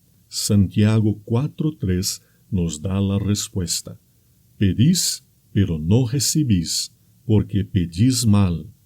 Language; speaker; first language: Spanish; non-native, fluent; Portuguese